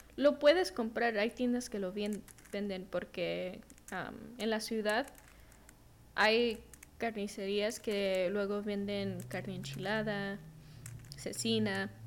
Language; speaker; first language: Spanish; early bilingual, heritage; Spanish